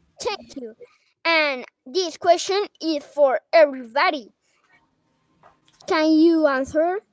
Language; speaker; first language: English; non-native, learner; Spanish